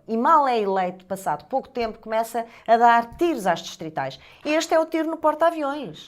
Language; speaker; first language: Portuguese; native; Portuguese